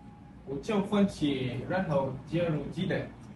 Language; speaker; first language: Chinese; non-native, learner; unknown